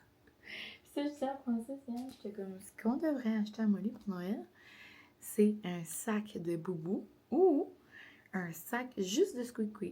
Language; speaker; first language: French; native; French